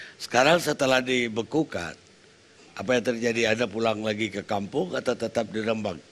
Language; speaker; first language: Indonesian; native; Indonesian